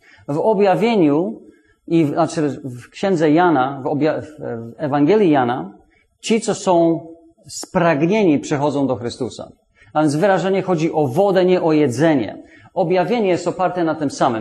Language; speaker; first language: Polish; non-native, fluent; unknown